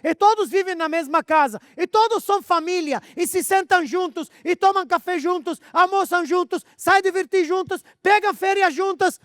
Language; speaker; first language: Portuguese; non-native, fluent; Arabic